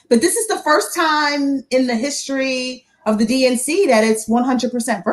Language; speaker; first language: English; native; English